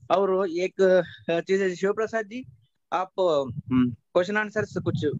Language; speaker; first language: Hindi; non-native, local second language; Kannada